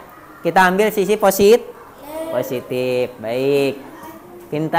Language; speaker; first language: Indonesian; native; Indonesian